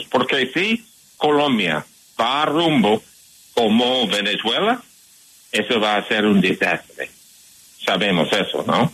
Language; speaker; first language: Spanish; non-native, fluent; English